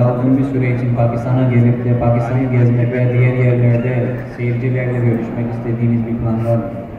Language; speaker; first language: Turkish; non-native, fluent; Urdu